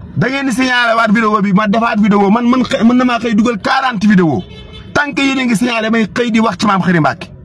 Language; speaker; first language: Wolof; native; Wolof